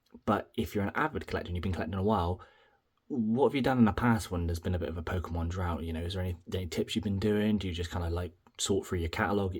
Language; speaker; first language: English; native; English